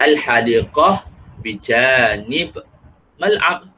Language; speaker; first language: Arabic; non-native, fluent; Malay